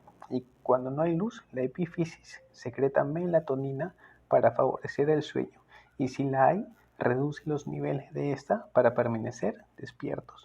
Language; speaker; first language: Spanish; native; Spanish